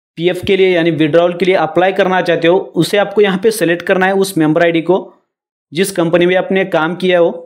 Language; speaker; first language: Hindi; non-native, local second language; Marathi